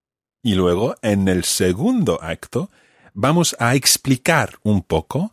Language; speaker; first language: Spanish; non-native, fluent; English